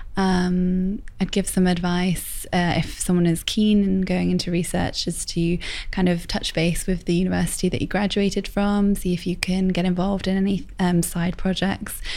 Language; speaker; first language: English; native; English